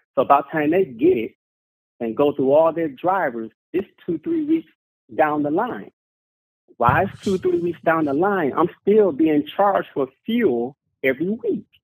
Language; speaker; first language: English; native; English